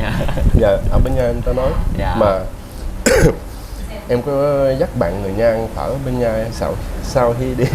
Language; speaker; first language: Vietnamese; early bilingual, heritage; Vietnamese